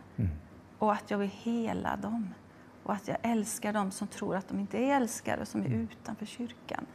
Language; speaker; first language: Swedish; native; Swedish